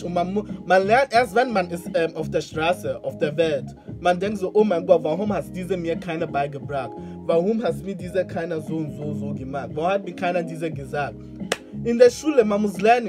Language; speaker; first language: German; non-native, learner; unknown